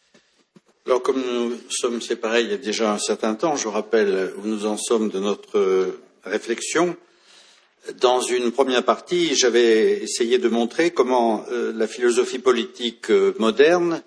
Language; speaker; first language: French; native; French